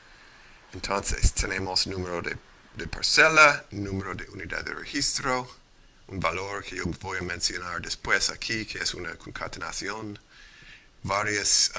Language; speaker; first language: Spanish; non-native, fluent; English